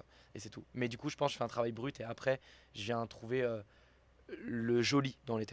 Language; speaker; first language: French; native; French